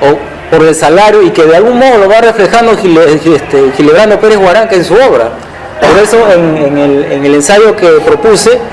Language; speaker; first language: Spanish; native; Spanish